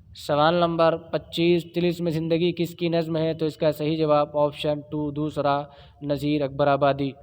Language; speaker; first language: Urdu; native; Urdu